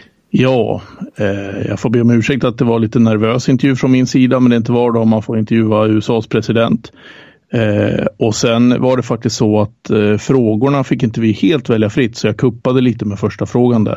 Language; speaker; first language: Swedish; native; Swedish